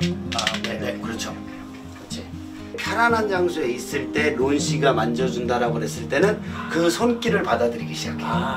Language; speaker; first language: Korean; native; Korean